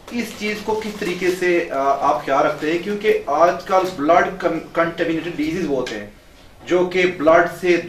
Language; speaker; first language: Urdu; non-native, local second language; Pahari-Potwari